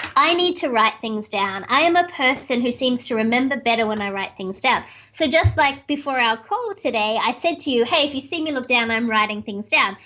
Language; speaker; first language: English; native; English